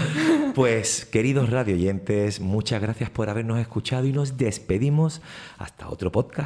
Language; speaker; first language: Spanish; native; Spanish